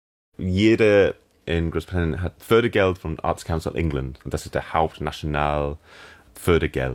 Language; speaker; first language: German; non-native, learner; English